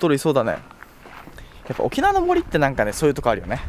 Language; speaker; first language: Japanese; native; Japanese